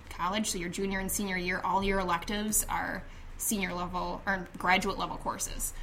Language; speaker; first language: English; native; English